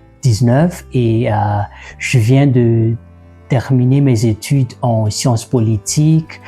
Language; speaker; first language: French; non-native, local second language; Malagasy